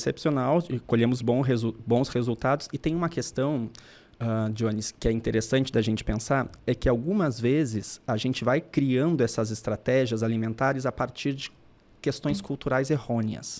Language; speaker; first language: Portuguese; native; Portuguese